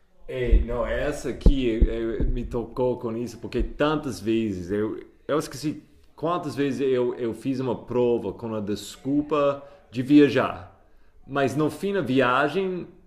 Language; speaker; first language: Portuguese; non-native, fluent; English